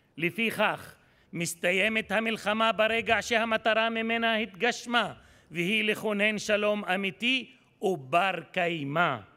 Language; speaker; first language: Hebrew; non-native, local second language; Arabic